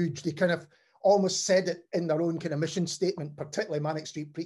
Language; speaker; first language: English; native; English